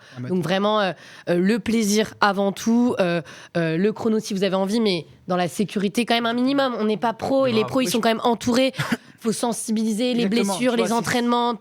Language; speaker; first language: French; native; French